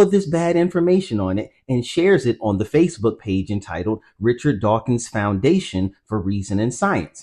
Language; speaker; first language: English; native; English